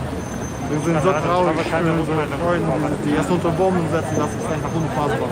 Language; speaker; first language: German; non-native, fluent; Russian